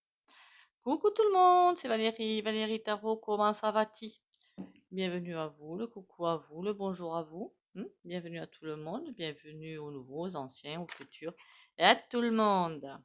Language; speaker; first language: French; native; French